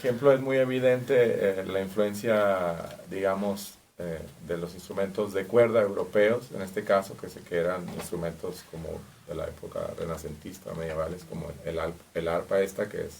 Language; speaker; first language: Spanish; native; Spanish